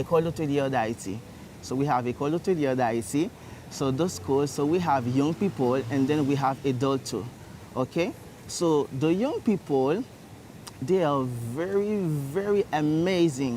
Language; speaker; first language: English; non-native, learner; Haitian Creole